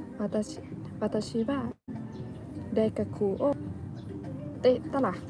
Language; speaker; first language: Japanese; non-native, learner; Thai